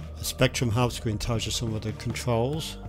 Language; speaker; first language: English; native; English